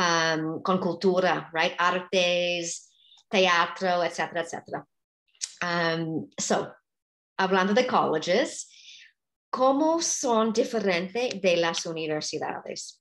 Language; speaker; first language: Spanish; non-native, fluent; English